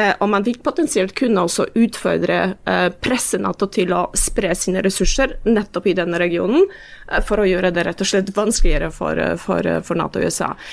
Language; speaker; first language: Norwegian; non-native, fluent; Polish